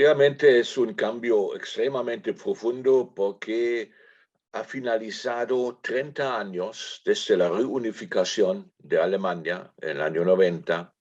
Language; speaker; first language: Spanish; non-native, fluent; German